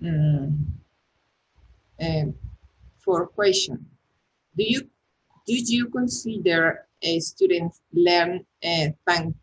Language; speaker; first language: English; non-native, learner; Spanish